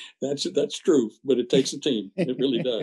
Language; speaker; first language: English; native; English